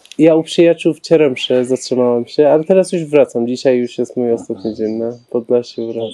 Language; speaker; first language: Polish; non-native, fluent; Persian